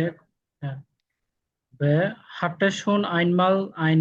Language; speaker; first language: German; non-native, learner; Bangla